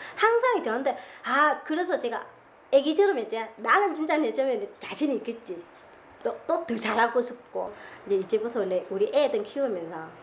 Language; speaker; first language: Korean; non-native, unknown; Vietnamese